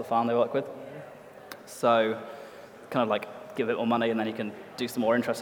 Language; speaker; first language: English; native; English